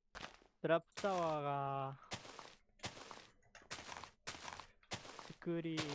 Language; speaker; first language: Japanese; non-native, learner; English